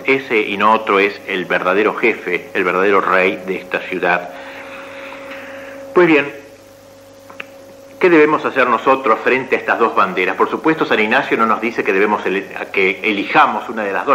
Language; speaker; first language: Spanish; native; Spanish